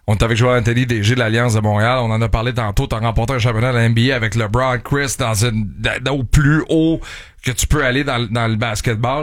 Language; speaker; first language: French; native; French